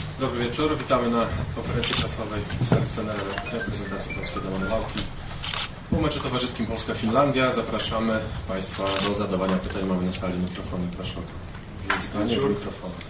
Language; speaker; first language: Polish; native; Polish